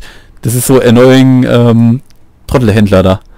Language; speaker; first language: German; native; German